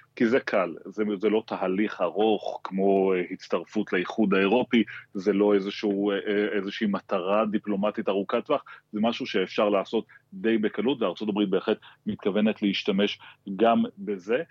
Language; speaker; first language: Hebrew; native; Hebrew